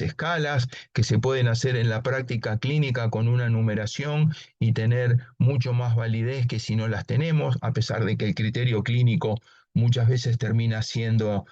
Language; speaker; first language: Spanish; native; Spanish